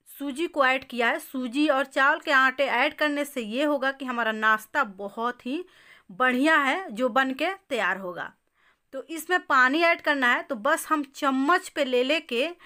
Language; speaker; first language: Hindi; native; Hindi